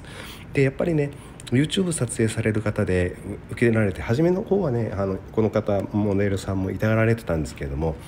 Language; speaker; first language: Japanese; native; Japanese